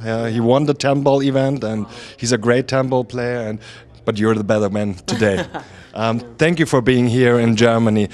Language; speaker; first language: English; non-native, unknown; German